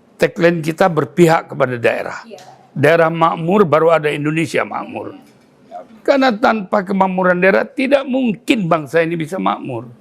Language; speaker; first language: Indonesian; native; Indonesian